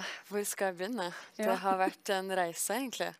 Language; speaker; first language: Norwegian; early bilingual, heritage; French